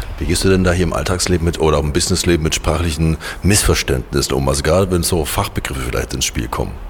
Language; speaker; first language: German; native; German